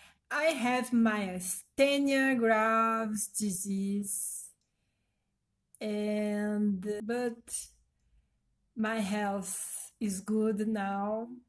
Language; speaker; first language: English; non-native, learner; Portuguese